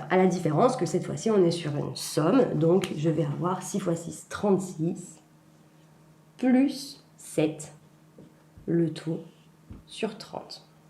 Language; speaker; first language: French; native; French